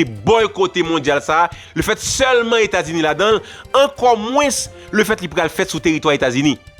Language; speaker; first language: French; non-native, local second language; Haitian Creole